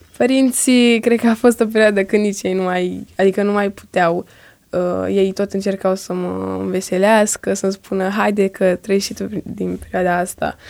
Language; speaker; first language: Romanian; early bilingual, heritage; Romanian